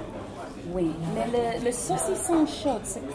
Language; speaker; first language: French; non-native, learner; English